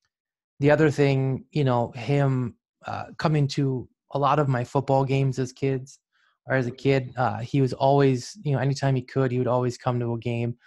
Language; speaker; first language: English; native; English